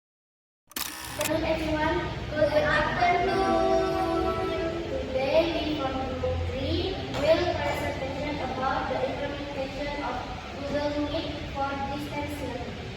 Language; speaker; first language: English; non-native, learner; Indonesian